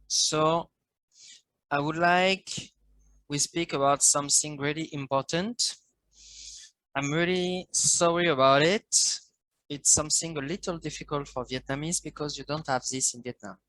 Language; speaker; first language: English; non-native, learner; French